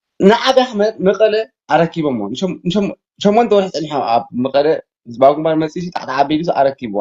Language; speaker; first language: Tigrinya; native; Tigrinya